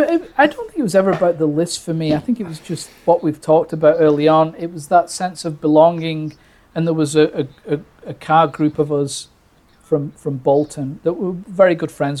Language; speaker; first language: English; native; English